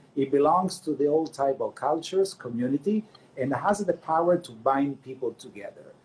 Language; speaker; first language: English; non-native, fluent; Italian